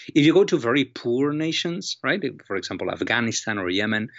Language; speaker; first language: English; non-native, fluent; Spanish